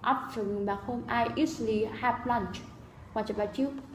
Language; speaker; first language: English; non-native, learner; Vietnamese